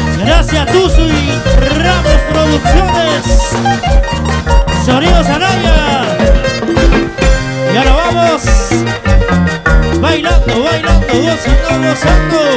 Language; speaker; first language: Spanish; native; Spanish